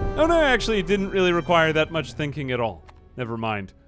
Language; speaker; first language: English; native; English